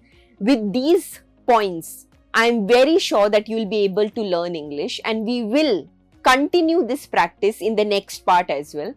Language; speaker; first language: English; non-native, local second language; Hindi